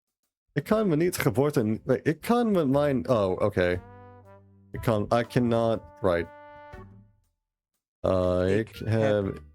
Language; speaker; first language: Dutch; non-native, learner; English